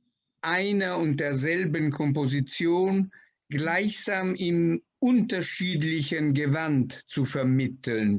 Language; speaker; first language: German; non-native, fluent; Italian